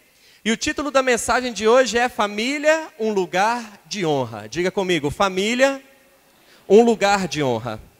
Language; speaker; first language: Portuguese; native; Portuguese